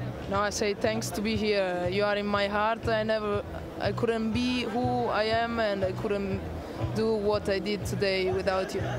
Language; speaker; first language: English; non-native, learner; Italian